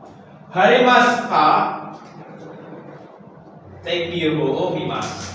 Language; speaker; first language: Indonesian; native; Indonesian